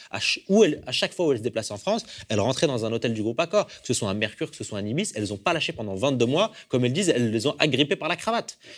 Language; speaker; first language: French; early bilingual, other home language; Arabic